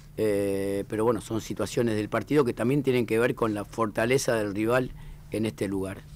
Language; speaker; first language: Spanish; native; Spanish